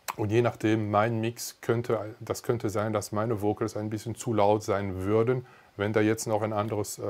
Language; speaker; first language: German; non-native, fluent; French